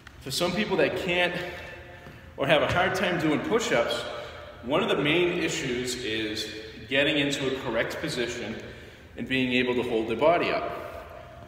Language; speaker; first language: English; native; English